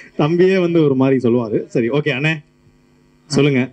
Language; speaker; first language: Tamil; native; Tamil